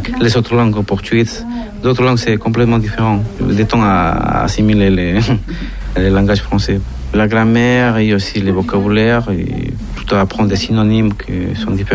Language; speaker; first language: French; non-native, learner; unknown